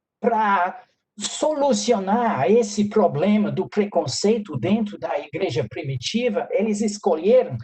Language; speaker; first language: Portuguese; non-native, fluent; English